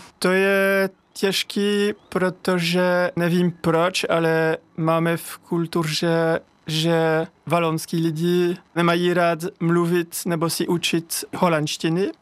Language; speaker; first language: Czech; non-native, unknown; French